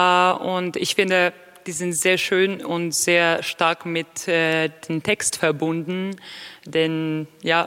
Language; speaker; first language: German; non-native, fluent; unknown